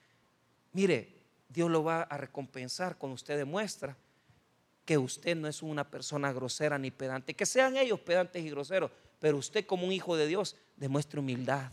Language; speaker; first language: Spanish; native; Spanish